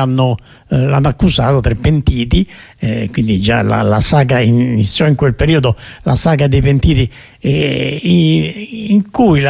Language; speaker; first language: Italian; native; Italian